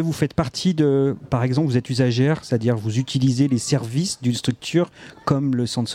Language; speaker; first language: French; native; French